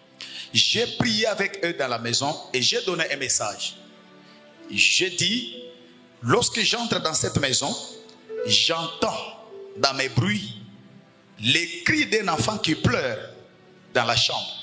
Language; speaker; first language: French; non-native, local second language; Lingala